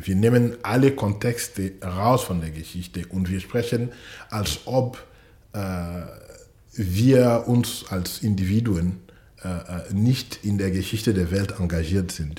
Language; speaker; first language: German; non-native, fluent; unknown